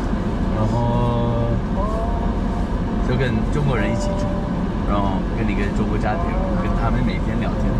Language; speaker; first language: Chinese; non-native, learner; English